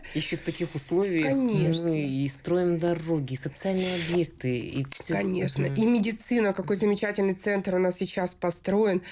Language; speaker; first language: Russian; native; Russian